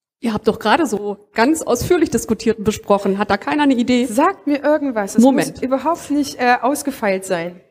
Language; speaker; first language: German; native; German